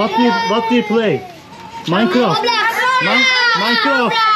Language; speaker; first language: English; non-native, learner; Turkish